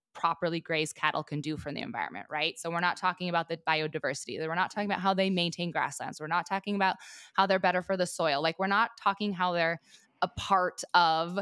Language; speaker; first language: English; native; English